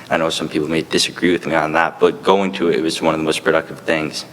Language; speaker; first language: English; native; English